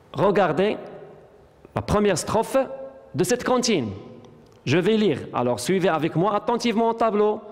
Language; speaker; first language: French; non-native, local second language; Arabic